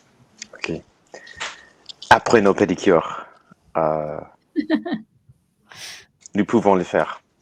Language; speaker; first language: French; non-native, learner; English